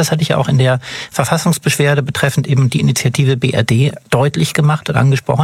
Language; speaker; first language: German; native; German